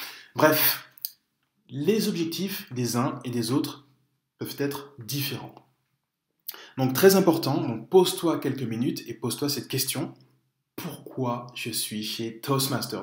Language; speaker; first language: French; native; French